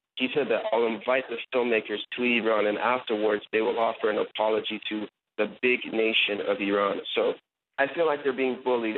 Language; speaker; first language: English; native; English